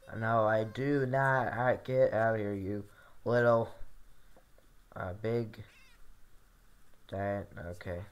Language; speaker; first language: English; native; English